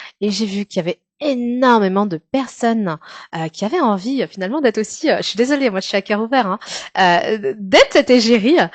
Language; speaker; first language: French; native; French